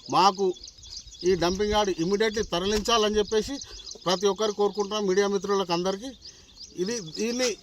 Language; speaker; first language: Telugu; non-native, local second language; Lambadi